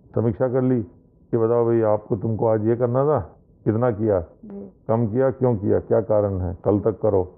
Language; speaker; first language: Hindi; native; Hindi